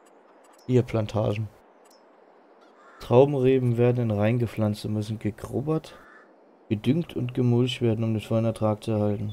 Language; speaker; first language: German; native; German